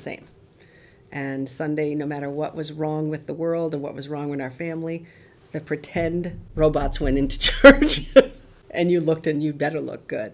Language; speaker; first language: English; native; English